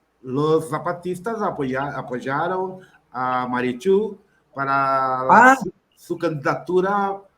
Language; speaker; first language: Spanish; non-native, learner; Portuguese